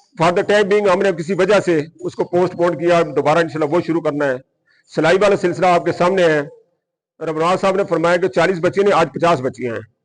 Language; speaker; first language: Urdu; non-native, local second language; Punjabi